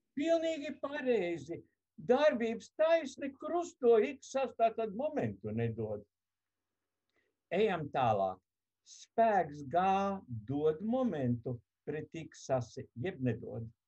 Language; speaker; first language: Latvian; native; Latvian